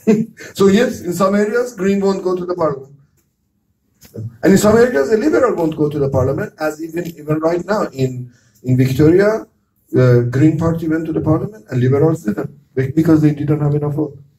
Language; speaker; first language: English; non-native, fluent; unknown